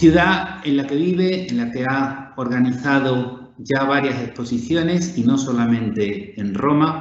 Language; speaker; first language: Spanish; native; Spanish